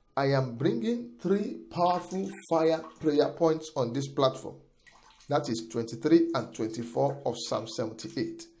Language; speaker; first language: English; non-native, local second language; Yoruba